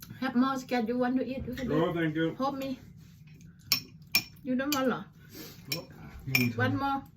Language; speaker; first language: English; non-native, learner; Thai